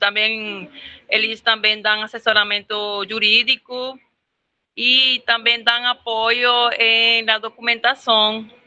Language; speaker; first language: Portuguese; non-native, fluent; Spanish